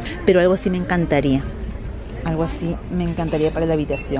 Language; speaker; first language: Spanish; native; Spanish